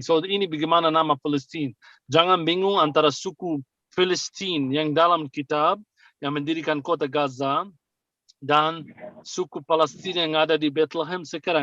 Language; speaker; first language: Indonesian; non-native, fluent; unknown